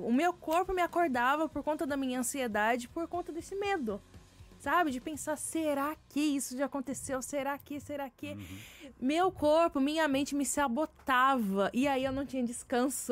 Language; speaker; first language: Portuguese; native; Portuguese